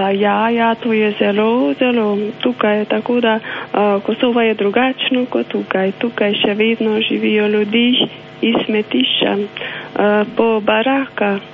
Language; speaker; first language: Slovenian; non-native, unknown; Albanian